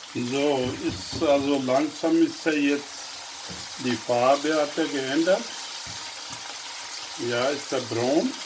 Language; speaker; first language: German; non-native, fluent; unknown